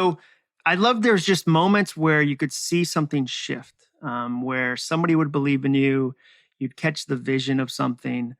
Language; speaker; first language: English; native; English